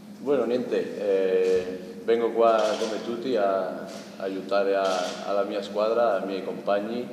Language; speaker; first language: Italian; non-native, fluent; Spanish